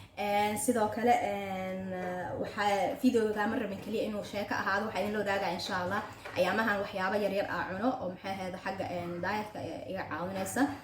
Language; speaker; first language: Somali; early bilingual, heritage; Somali